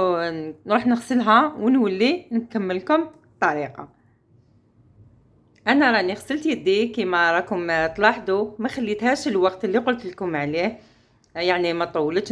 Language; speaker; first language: Arabic; native; Arabic